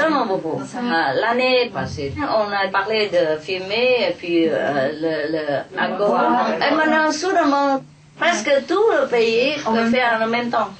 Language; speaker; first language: French; non-native, fluent; Vietnamese